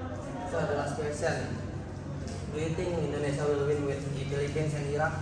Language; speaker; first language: English; non-native, learner; Indonesian